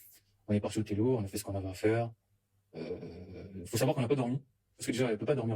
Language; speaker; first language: French; native; French